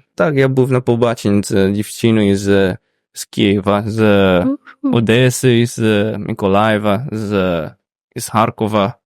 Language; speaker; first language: Ukrainian; non-native, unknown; Indonesian